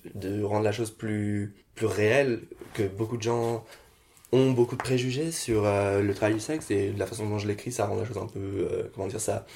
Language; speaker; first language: French; native; French